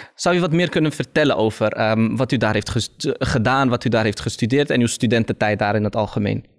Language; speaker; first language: Dutch; early bilingual, other home language; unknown